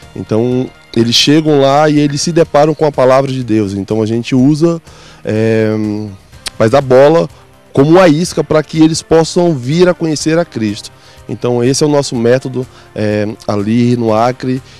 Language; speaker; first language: Portuguese; native; Portuguese